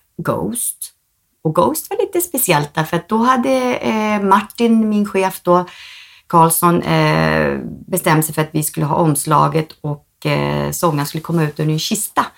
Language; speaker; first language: Swedish; early bilingual, other home language; Spanish